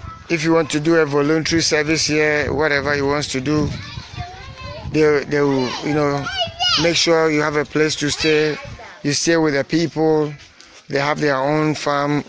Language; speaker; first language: English; non-native, local second language; Akan